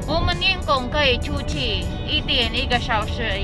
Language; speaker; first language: Chinese; non-native, learner; Filipino